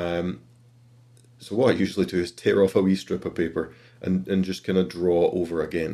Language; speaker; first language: English; native; English